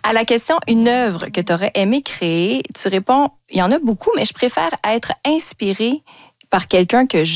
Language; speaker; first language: French; native; French